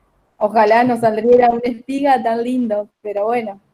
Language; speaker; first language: Spanish; native; Spanish